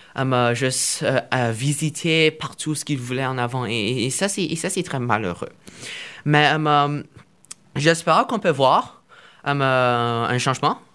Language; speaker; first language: French; non-native, fluent; Chinese